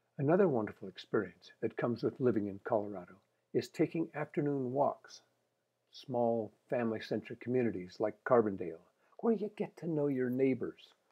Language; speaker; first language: English; native; English